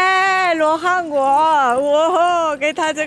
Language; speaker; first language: Chinese; non-native, learner; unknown